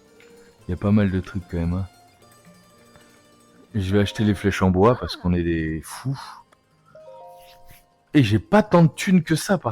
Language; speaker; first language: French; native; French